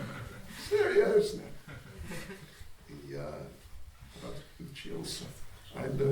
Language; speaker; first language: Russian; non-native, learner; English